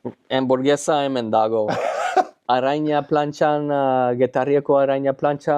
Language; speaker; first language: Basque; non-native, learner; English